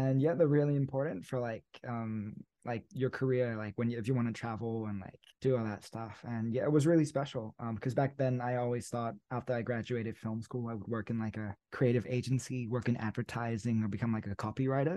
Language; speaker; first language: English; native; English